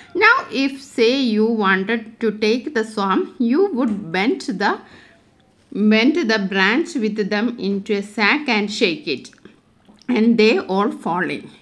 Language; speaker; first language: English; non-native, local second language; Malayalam